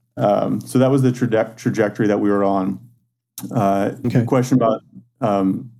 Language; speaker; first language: English; native; English